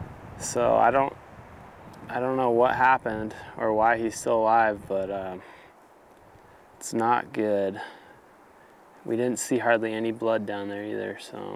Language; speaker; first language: English; native; English